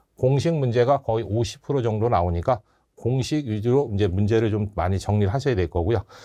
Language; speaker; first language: Korean; native; Korean